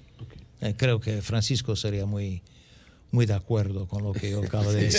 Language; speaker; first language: Spanish; non-native, fluent; English